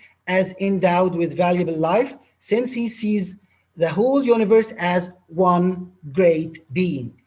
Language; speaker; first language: English; non-native, local second language; Arabic